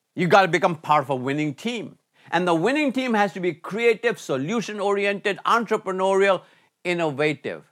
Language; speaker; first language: English; non-native, local second language; Hindi